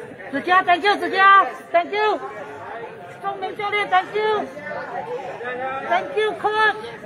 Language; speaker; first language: English; non-native, local second language; Chinese